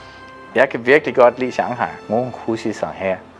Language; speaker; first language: Chinese; non-native, fluent; Danish